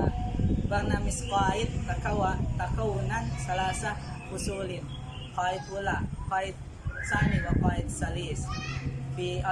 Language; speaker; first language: Arabic; non-native, learner; Indonesian